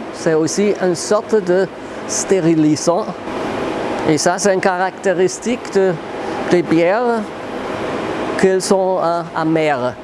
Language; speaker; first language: French; non-native, fluent; German